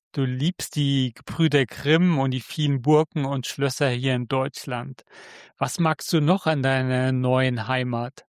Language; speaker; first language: German; native; German